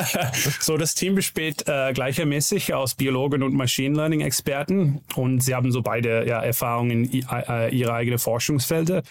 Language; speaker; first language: German; non-native, learner; Dutch